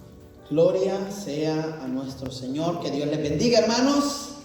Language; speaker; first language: Spanish; native; Spanish